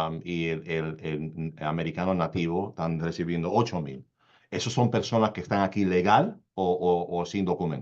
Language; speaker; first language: Spanish; early bilingual, heritage; Spanish